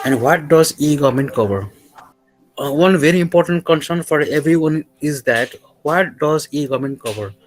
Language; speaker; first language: English; non-native, local second language; Nepali